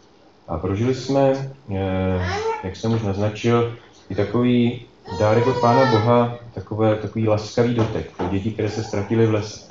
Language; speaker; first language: Czech; native; Czech